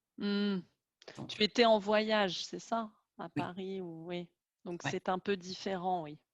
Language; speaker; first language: French; native; French